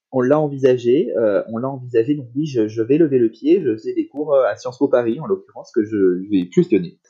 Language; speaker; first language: French; native; French